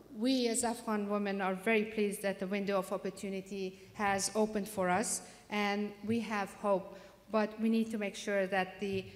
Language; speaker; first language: English; non-native, fluent; Persian